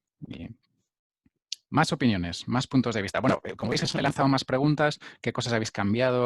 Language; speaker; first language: Spanish; native; Spanish